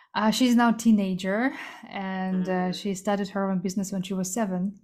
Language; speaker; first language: English; early bilingual, other home language; Korean